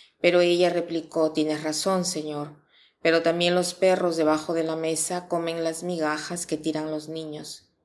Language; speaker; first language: Spanish; non-native, fluent; Italian